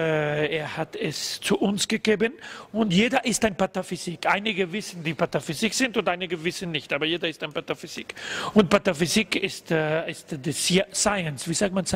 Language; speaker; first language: German; non-native, learner; Spanish